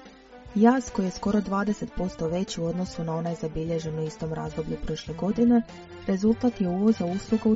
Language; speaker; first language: Croatian; native; Croatian